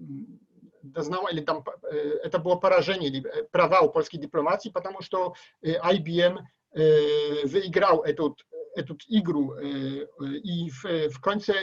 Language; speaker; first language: Russian; non-native, learner; Polish